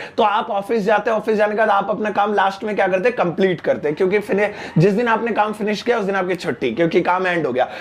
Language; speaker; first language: Hindi; native; Hindi